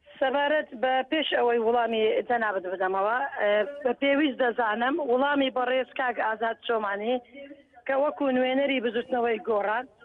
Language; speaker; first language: Central Kurdish; non-native, local second language; Turkish